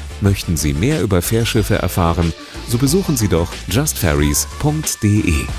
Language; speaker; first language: German; native; German